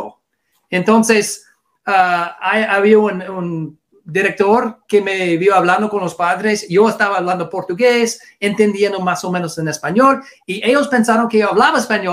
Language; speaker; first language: Spanish; non-native, learner; English